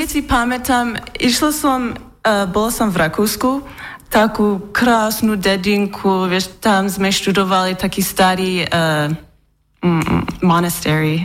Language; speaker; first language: Slovak; non-native, learner; English